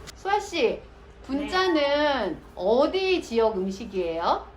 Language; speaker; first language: Korean; non-native, learner; Vietnamese